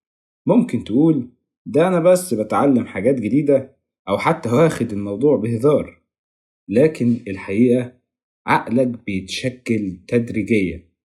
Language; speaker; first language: Arabic; native; Arabic